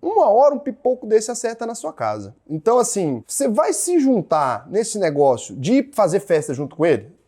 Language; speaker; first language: Portuguese; native; Portuguese